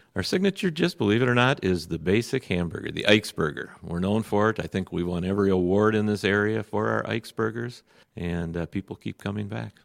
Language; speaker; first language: English; native; English